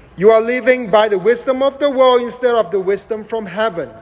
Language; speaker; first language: English; non-native, local second language; Chinese